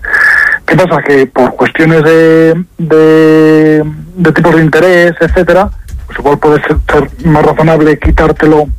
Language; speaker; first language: Spanish; native; Spanish